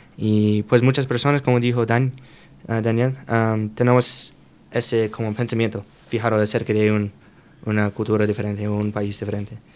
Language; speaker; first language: Spanish; non-native, fluent; English